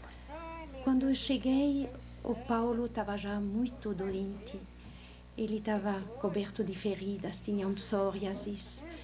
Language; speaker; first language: Portuguese; non-native, fluent; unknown